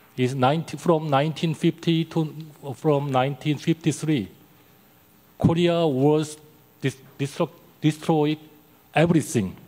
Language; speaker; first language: English; non-native, learner; Korean